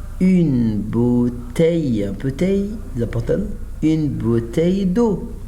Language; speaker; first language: French; non-native, fluent; Arabic